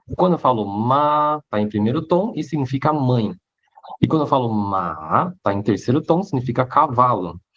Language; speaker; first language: Portuguese; early bilingual, other home language; Hakka Chinese